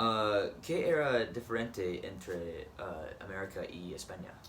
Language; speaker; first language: Spanish; non-native, learner; English